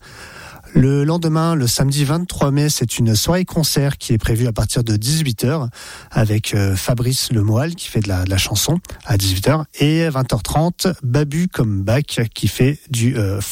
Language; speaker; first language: French; native; French